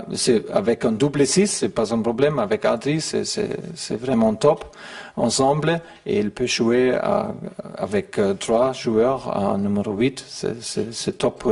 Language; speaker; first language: French; non-native, learner; German